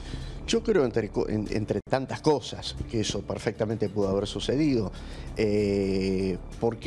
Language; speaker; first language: Spanish; native; Spanish